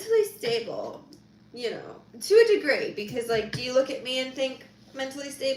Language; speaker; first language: English; native; English